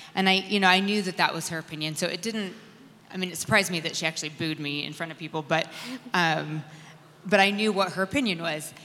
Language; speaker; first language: English; native; English